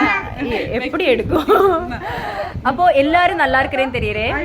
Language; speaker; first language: Tamil; non-native, learner; Malayalam